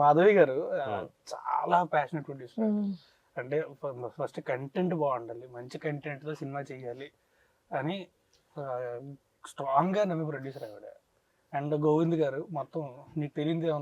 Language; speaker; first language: Telugu; native; Telugu